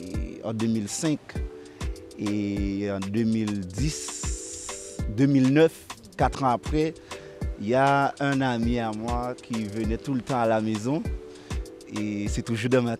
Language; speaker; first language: French; non-native, local second language; Haitian Creole